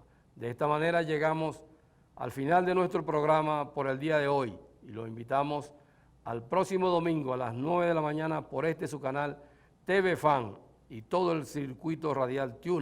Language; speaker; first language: Spanish; native; Spanish